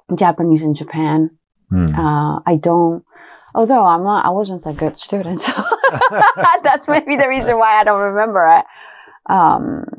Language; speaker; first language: English; early bilingual, other home language; Japanese